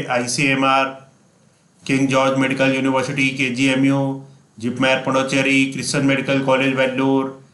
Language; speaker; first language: English; non-native, local second language; Hindi